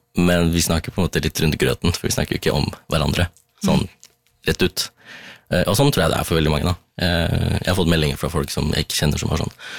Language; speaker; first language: Norwegian; early bilingual, other home language; Tamil